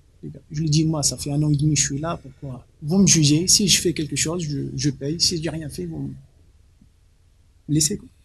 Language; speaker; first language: French; non-native, local second language; Arabic